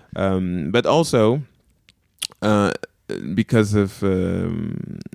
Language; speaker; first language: English; non-native, local second language; French